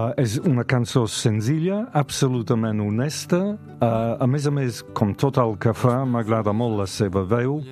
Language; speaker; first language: Catalan; non-native, fluent; English